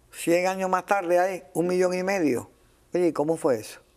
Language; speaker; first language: Spanish; native; Spanish